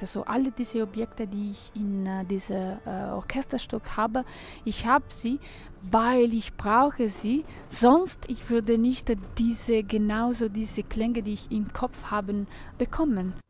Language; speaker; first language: German; non-native, fluent; Italian